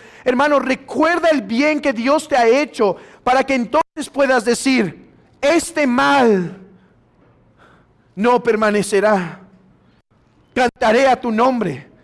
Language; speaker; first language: Spanish; native; Spanish